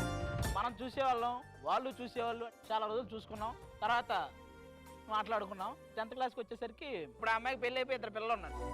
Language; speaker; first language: Telugu; native; Telugu